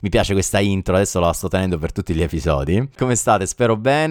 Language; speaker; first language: Italian; native; Italian